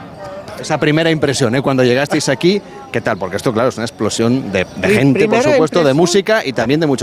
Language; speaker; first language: Spanish; native; Spanish